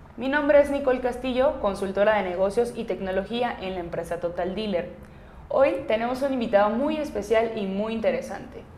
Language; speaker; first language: Spanish; native; Spanish